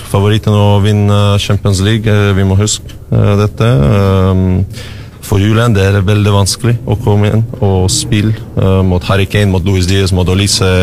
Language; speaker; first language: Norwegian; non-native, learner; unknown